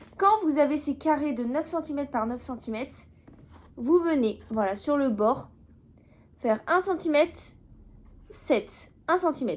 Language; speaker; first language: French; native; French